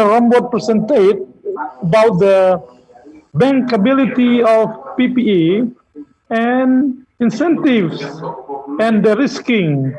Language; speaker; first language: English; non-native, learner; Indonesian